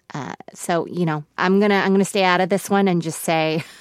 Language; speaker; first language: English; early bilingual, other home language; Korean